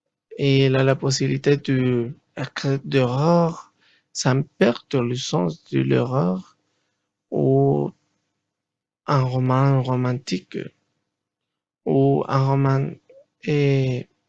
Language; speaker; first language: French; non-native, learner; Spanish